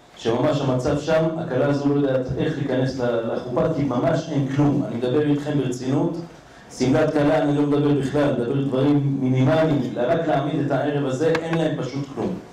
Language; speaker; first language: Hebrew; native; Hebrew